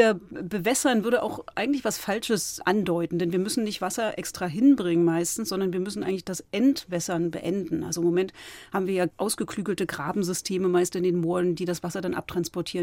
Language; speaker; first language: German; native; German